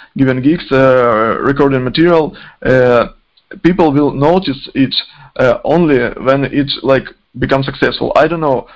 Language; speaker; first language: English; non-native, fluent; Ukrainian